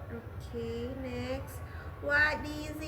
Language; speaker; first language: English; non-native, learner; Indonesian